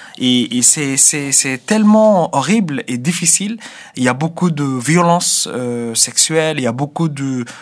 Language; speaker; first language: French; non-native, fluent; Arabic